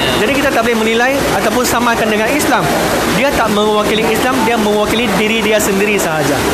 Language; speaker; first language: Malay; non-native, local second language; Chinese